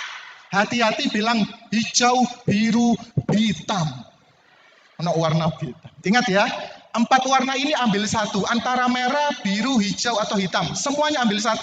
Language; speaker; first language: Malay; non-native, local second language; Javanese